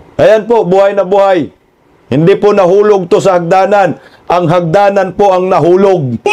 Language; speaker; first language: Filipino; non-native, local second language; Cebuano